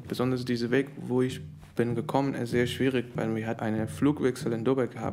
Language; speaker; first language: German; non-native, learner; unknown